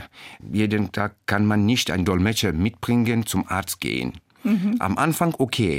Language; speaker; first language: German; non-native, learner; Persian